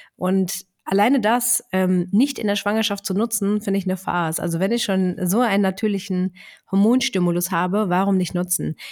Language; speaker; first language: German; early bilingual, other home language; Greek